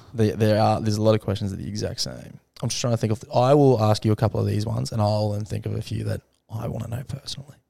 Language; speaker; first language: English; native; English